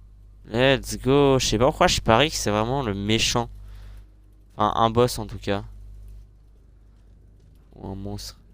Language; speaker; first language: French; native; French